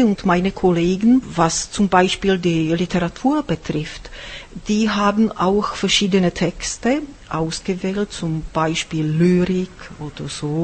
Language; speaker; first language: German; non-native, fluent; Czech